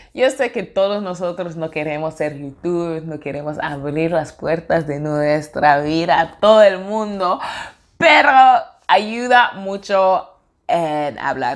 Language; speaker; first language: Spanish; non-native, fluent; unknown